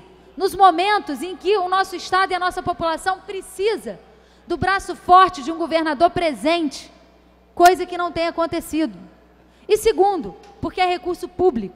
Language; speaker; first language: Portuguese; native; Portuguese